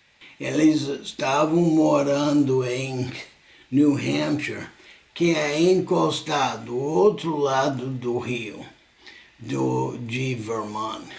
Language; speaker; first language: Portuguese; non-native, fluent; English